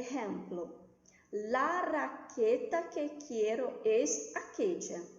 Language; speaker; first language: Spanish; non-native, fluent; Portuguese